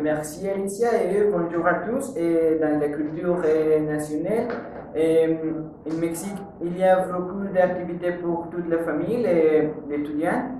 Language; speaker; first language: French; non-native, learner; Spanish